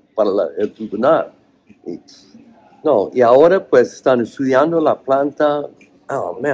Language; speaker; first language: Spanish; non-native, fluent; English